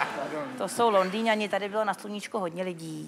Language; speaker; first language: Czech; native; Czech